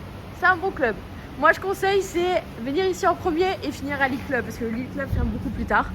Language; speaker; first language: French; native; French